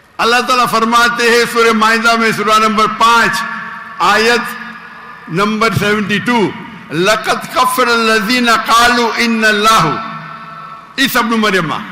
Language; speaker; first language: Urdu; non-native, local second language; Konkani